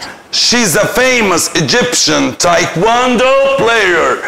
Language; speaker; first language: English; non-native, fluent; Arabic